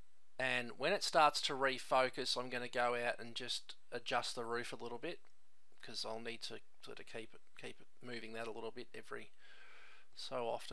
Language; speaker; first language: English; native; English